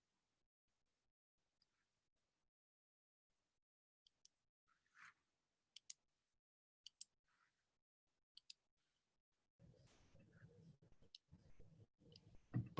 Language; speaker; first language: Spanish; non-native, fluent; French